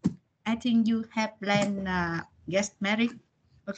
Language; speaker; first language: English; non-native, learner; Vietnamese